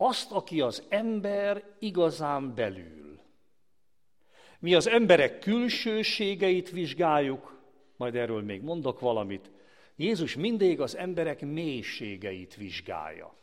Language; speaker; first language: Hungarian; native; Hungarian